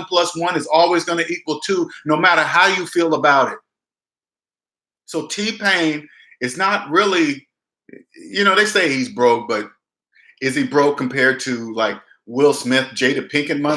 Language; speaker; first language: English; native; English